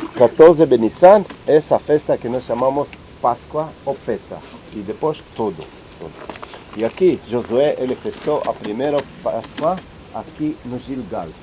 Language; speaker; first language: Portuguese; non-native, learner; Hebrew